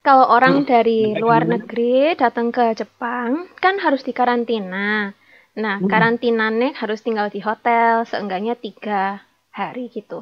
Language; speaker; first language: Indonesian; early bilingual, other home language; Japanese